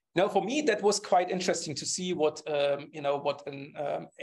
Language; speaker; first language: English; non-native, fluent; German